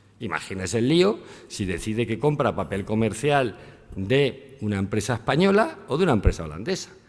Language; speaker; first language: Spanish; native; Spanish